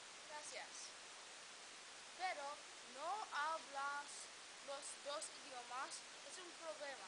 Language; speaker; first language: Spanish; non-native, learner; English